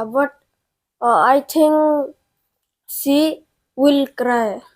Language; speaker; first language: English; non-native, learner; Odia